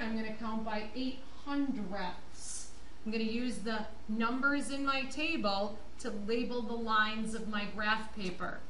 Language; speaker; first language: English; native; English